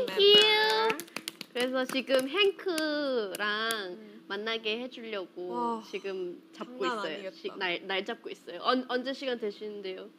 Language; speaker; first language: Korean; non-native, fluent; Thai